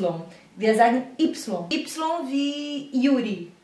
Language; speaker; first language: German; non-native, fluent; Portuguese